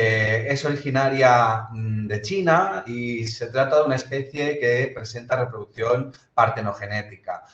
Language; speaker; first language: Spanish; native; Spanish